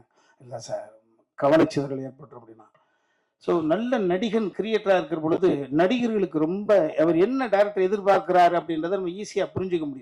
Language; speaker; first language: Tamil; native; Tamil